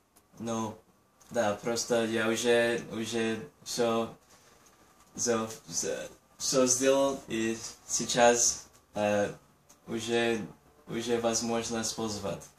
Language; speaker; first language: Russian; non-native, learner; Chinese